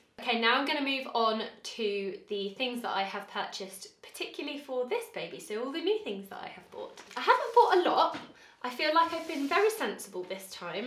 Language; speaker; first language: English; native; English